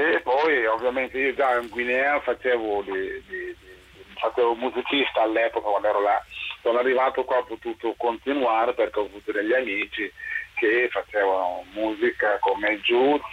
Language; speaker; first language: Italian; non-native, fluent; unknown